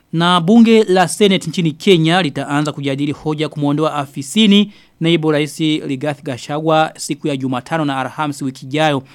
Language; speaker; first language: Swahili; non-native, local second language; Rundi